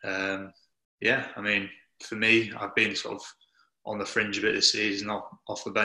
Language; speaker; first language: English; native; English